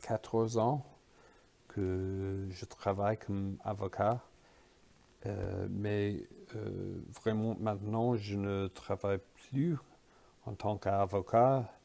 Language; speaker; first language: French; non-native, fluent; English